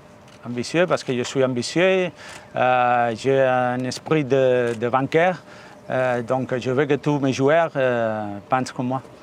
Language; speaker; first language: French; non-native, fluent; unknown